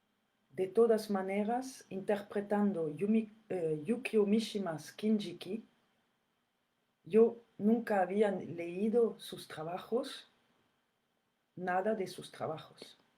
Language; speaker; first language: Spanish; non-native, fluent; French